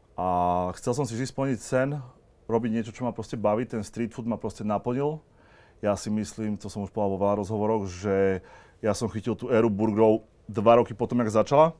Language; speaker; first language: Slovak; native; Slovak